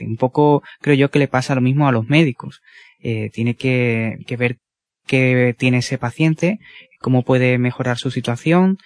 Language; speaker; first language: Spanish; native; Spanish